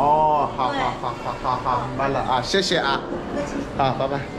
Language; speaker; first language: Chinese; non-native, learner; English